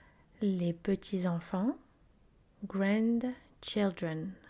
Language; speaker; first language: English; non-native, fluent; French